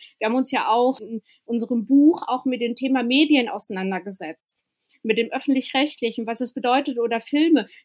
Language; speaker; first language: German; early bilingual, other home language; Albanian